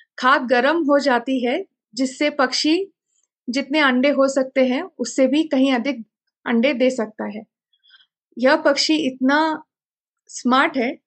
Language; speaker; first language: Hindi; non-native, local second language; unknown